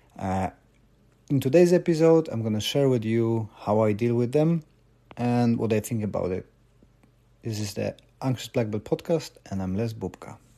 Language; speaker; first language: English; non-native, fluent; Polish